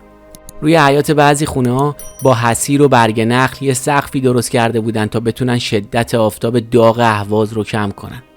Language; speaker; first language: Persian; native; Persian